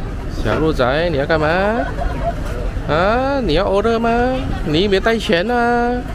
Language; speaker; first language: Chinese; native; Chinese